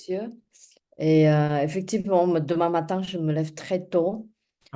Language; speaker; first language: French; non-native, fluent; Chinese